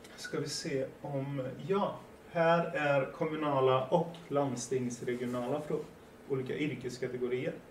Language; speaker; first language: Swedish; early bilingual, other home language; Persian